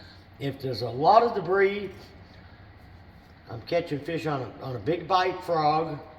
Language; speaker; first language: English; native; English